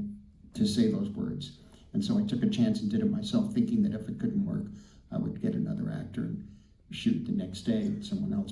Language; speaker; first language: English; native; English